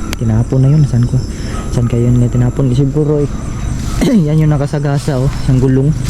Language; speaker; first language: Filipino; non-native, local second language; Cebuano